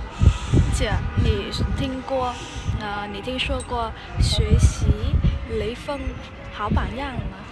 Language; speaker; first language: Chinese; non-native, fluent; Vietnamese